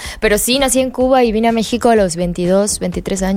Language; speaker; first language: Spanish; native; Spanish